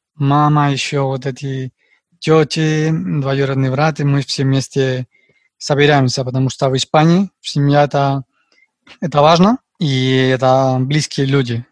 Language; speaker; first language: Russian; non-native, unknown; Spanish